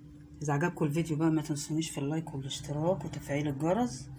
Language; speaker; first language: Arabic; native; Arabic